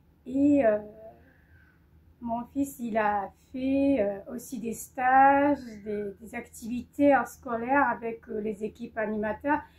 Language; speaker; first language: French; non-native, fluent; Japanese